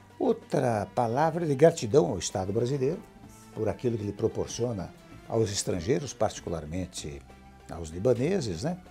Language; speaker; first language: Portuguese; early bilingual, other home language; Arabic